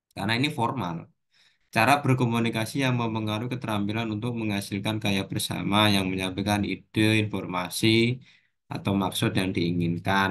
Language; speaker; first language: Indonesian; non-native, local second language; Javanese